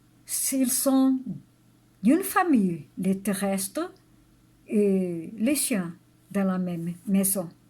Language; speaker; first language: French; non-native, learner; Portuguese